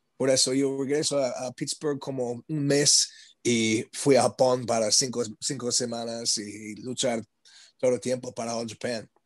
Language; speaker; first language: Spanish; non-native, learner; English